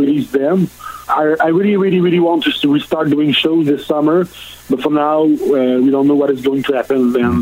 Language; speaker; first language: English; non-native, learner; French